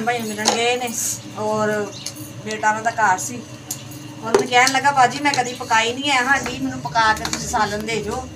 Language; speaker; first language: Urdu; non-native, local second language; Punjabi